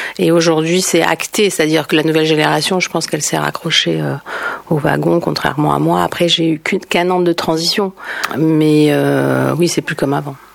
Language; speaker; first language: French; native; French